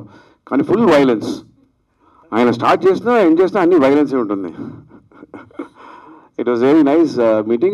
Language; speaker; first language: Telugu; native; Telugu